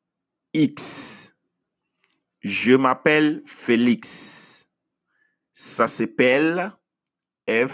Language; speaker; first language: French; non-native, fluent; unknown